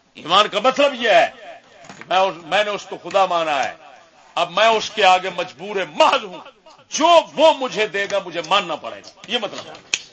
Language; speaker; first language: Urdu; non-native, local second language; Punjabi